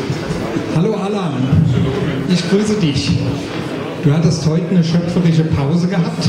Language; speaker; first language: German; native; German